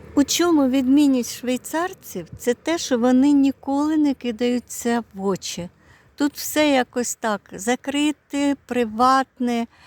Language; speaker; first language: Ukrainian; non-native, local second language; Russian